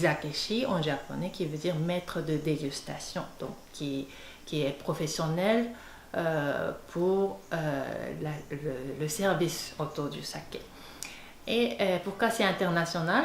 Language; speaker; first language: French; non-native, fluent; Japanese